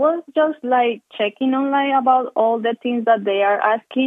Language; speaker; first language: English; non-native, fluent; Spanish